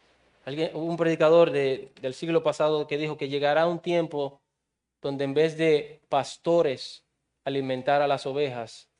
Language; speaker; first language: Spanish; native; Spanish